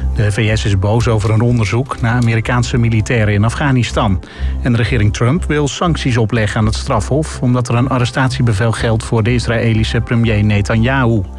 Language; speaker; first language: Dutch; native; Dutch